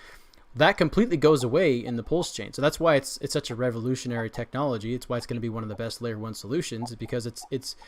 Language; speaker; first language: English; native; English